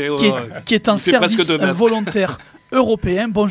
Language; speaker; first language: French; native; French